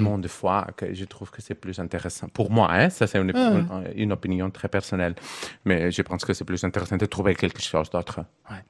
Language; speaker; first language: French; non-native, learner; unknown